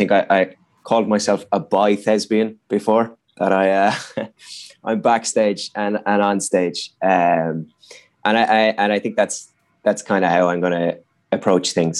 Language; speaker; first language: English; native; English